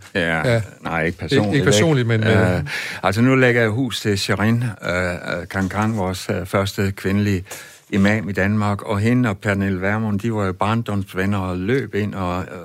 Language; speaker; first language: Danish; native; Danish